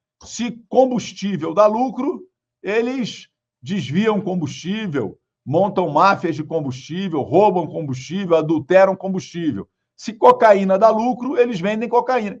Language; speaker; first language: Portuguese; native; Portuguese